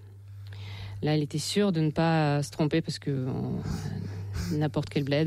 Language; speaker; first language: French; non-native, fluent; Russian